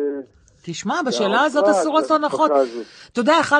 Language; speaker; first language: Hebrew; native; Hebrew